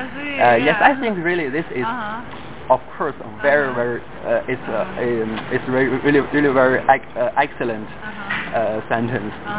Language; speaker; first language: English; non-native, fluent; Chinese